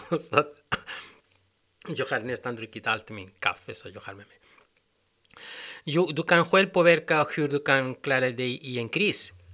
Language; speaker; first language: Swedish; non-native, learner; Spanish